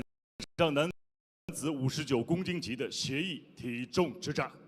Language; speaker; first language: Chinese; native; Chinese